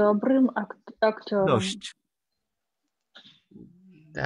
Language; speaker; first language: Polish; non-native, learner; Russian